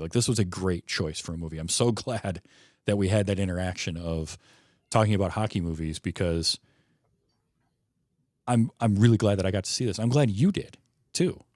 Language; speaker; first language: English; native; English